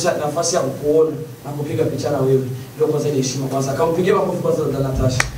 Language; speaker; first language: Swahili; non-native, local second language; Rundi